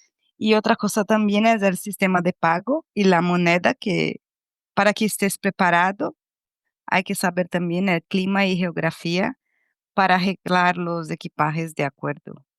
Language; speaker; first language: Spanish; non-native, fluent; Portuguese